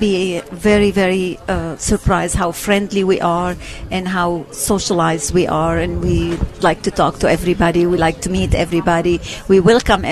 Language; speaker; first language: English; non-native, fluent; Arabic